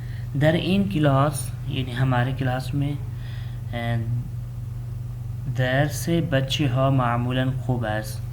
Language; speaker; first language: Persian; non-native, fluent; Urdu